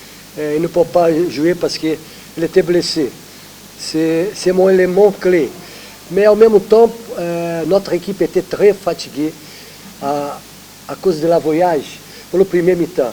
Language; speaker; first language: French; non-native, learner; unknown